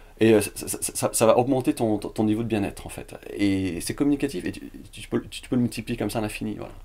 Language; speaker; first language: French; early bilingual, other home language; Vietnamese